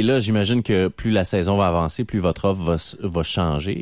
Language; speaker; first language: French; native; French